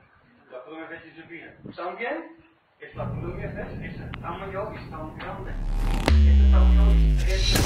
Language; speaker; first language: Spanish; non-native, learner; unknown